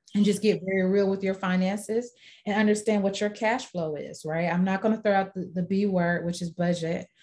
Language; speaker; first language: English; native; English